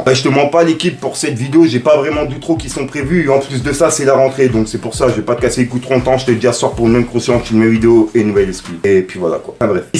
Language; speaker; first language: French; native; French